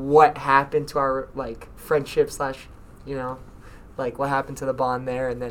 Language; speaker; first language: English; native; English